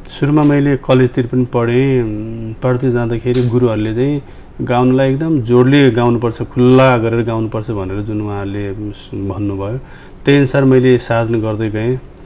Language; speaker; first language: Nepali; non-native, local second language; Newari